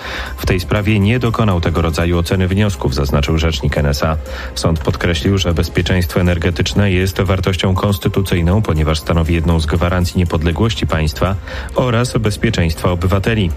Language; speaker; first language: Polish; native; Polish